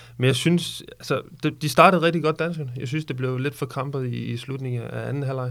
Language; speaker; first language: Danish; native; Danish